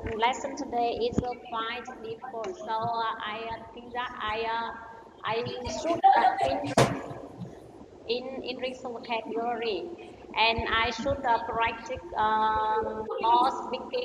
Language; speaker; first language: English; non-native, learner; Vietnamese